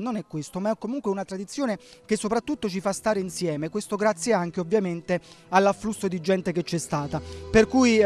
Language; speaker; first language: Italian; native; Italian